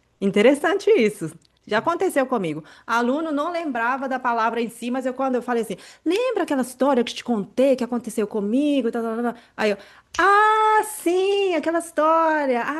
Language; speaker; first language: Portuguese; native; Portuguese